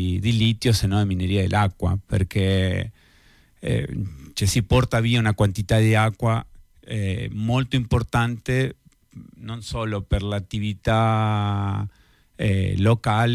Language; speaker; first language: Italian; non-native, fluent; Spanish